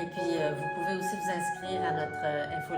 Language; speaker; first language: French; native; French